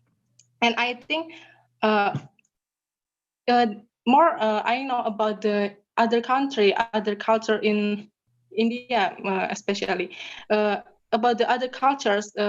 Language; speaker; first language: English; non-native, learner; Indonesian